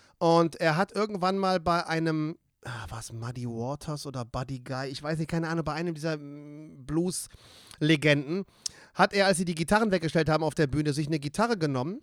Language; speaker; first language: German; native; German